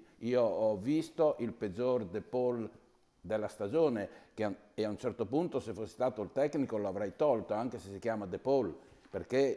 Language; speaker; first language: Italian; native; Italian